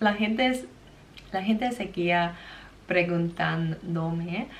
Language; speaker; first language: Spanish; non-native, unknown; English